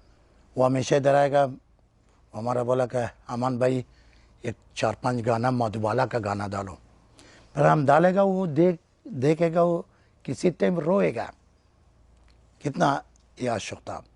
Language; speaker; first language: Hindi; non-native, learner; Persian